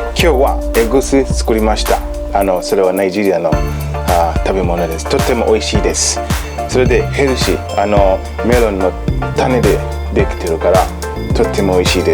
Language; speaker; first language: Japanese; non-native, learner; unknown